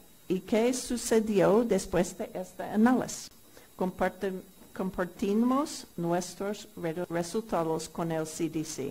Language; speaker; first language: Spanish; non-native, fluent; English